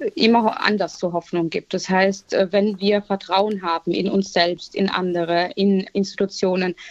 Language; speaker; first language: German; native; German